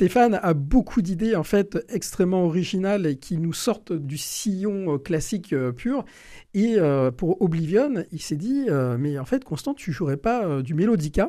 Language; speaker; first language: French; native; French